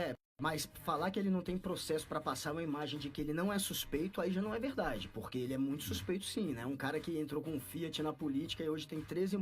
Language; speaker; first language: Portuguese; native; Portuguese